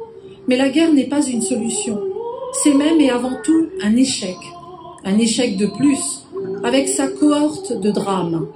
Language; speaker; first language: French; native; French